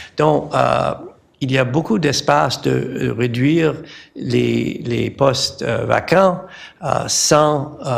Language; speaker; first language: French; non-native, learner; English